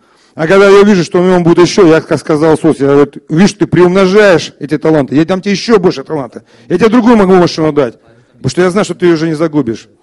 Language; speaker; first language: Russian; native; Russian